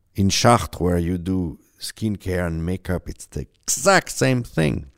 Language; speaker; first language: English; non-native, fluent; French